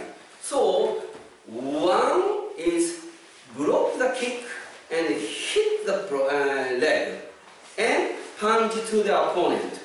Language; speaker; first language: English; non-native, fluent; Japanese